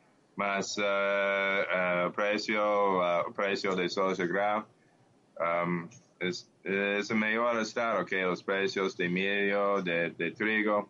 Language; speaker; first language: Portuguese; non-native, learner; English